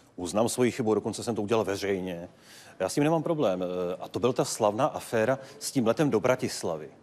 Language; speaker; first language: Czech; native; Czech